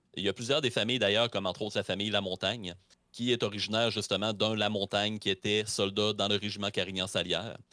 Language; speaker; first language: French; native; French